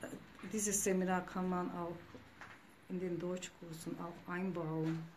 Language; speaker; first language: German; non-native, fluent; Turkish